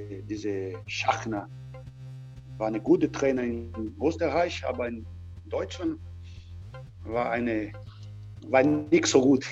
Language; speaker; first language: German; non-native, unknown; Portuguese